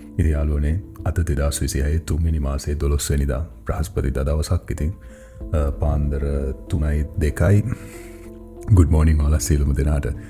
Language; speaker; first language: Sinhala; non-native, local second language; Tamil